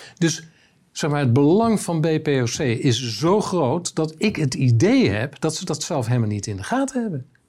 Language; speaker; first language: Dutch; native; Dutch